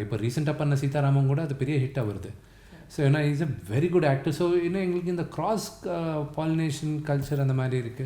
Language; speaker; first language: Tamil; non-native, local second language; Telugu